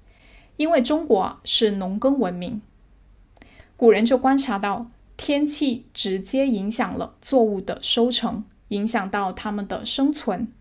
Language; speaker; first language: Chinese; native; Chinese